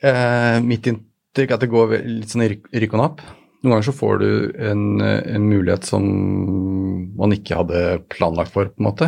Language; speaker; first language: Norwegian; native; Norwegian